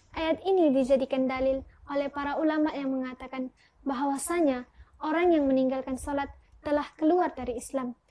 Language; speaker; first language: Indonesian; early bilingual, heritage; Indonesian